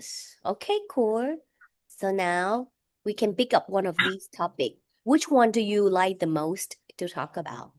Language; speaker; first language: English; non-native, fluent; Vietnamese